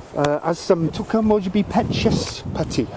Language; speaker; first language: Bulgarian; non-native, learner; English